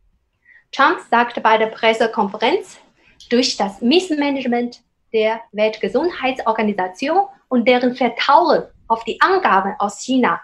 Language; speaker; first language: German; non-native, fluent; Chinese